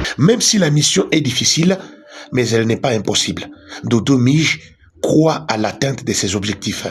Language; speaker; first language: French; non-native, local second language; Swahili